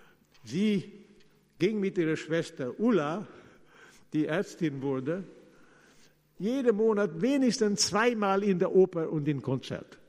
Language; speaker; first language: German; non-native, fluent; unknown